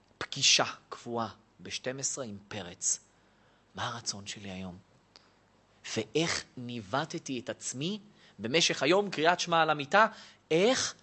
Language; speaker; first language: Hebrew; native; Hebrew